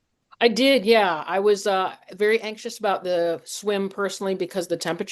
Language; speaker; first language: English; native; English